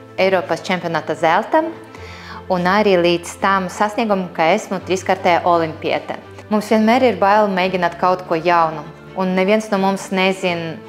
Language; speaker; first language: Latvian; non-native, local second language; Russian